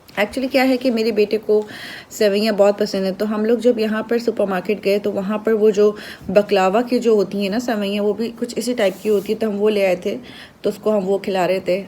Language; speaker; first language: Urdu; native; Urdu